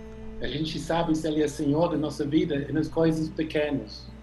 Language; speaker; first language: Portuguese; non-native, fluent; English